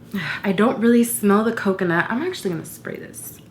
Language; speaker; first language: English; native; English